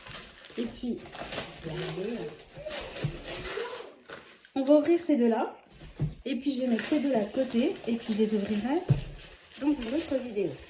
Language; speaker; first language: French; native; French